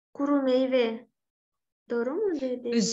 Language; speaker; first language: Turkish; non-native, learner; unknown